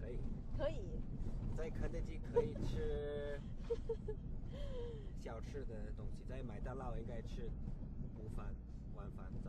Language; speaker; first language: Chinese; non-native, learner; English